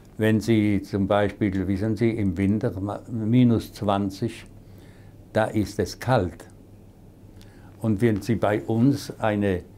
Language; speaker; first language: German; non-native, local second language; Swiss German